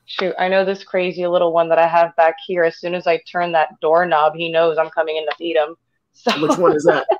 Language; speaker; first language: English; native; English